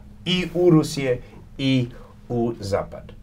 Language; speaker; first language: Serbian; early bilingual, heritage; Croatian